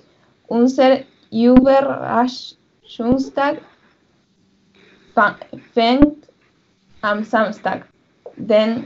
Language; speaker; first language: German; non-native, learner; Spanish